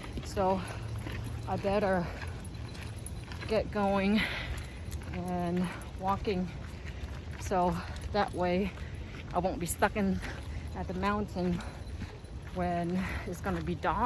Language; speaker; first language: English; non-native, fluent; Vietnamese